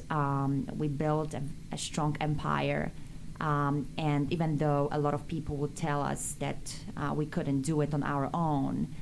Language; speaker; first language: English; non-native, fluent; Polish